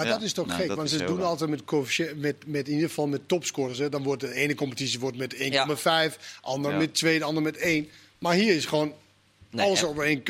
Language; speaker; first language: Dutch; non-native, fluent; Danish